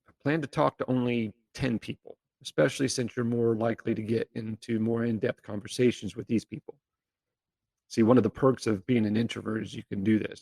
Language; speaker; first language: English; native; English